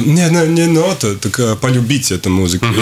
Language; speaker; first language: Russian; non-native, local second language; Latvian